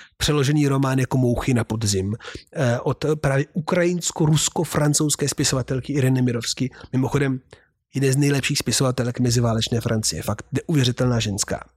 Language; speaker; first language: Czech; non-native, fluent; Italian